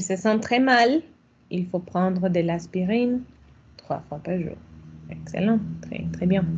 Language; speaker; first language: French; non-native, fluent; Spanish